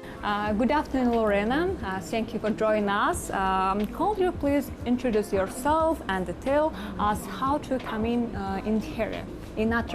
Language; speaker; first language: English; non-native, learner; Kazakh